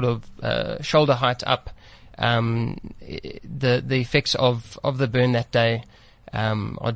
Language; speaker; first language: English; native; English